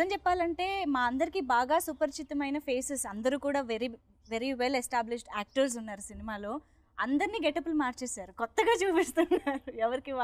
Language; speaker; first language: Telugu; native; Telugu